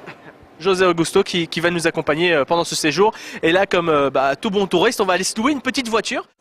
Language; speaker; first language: French; native; French